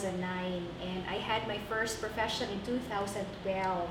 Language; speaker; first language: English; non-native, local second language; Cebuano